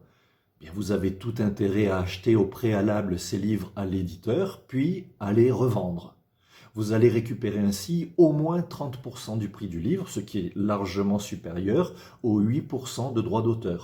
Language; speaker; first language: French; native; French